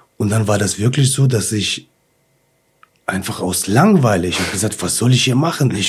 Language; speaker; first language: German; early bilingual, other home language; Russian